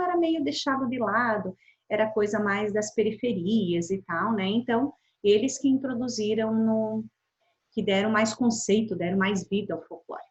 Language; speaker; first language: Portuguese; native; Portuguese